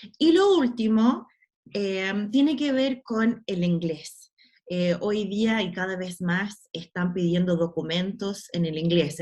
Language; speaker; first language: Spanish; non-native, fluent; English